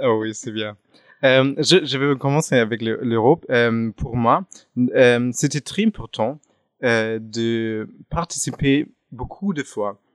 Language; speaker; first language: French; non-native, fluent; German